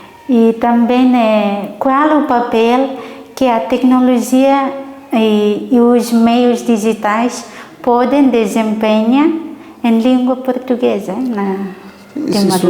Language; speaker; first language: Portuguese; non-native, learner; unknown